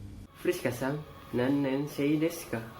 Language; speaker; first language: Japanese; non-native, learner; Indonesian